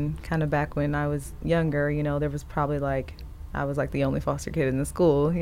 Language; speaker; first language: English; native; English